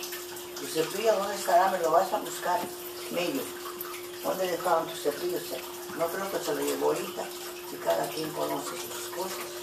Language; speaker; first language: Spanish; native; Spanish